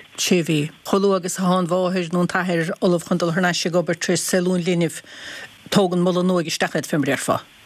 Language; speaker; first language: Irish; native; Irish